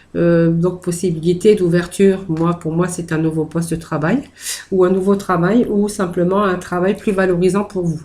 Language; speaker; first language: French; native; French